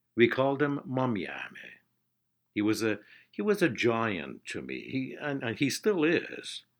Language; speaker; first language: English; non-native, fluent; Persian